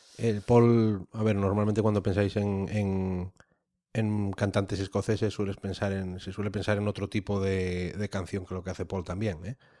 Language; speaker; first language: Spanish; native; Spanish